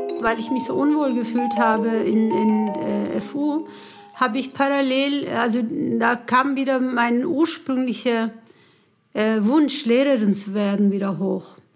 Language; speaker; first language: German; non-native, fluent; Kurdish